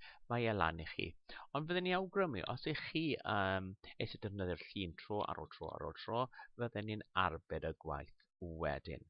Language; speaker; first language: Welsh; non-native, local second language; English